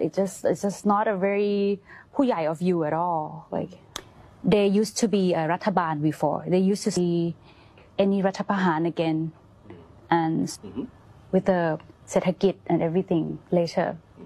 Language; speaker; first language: English; non-native, fluent; Thai